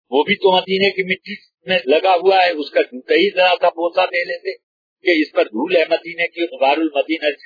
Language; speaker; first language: Urdu; native; Urdu